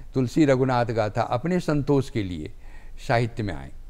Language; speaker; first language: Hindi; native; Hindi